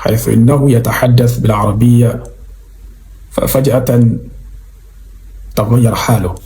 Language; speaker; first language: Arabic; non-native, fluent; Yoruba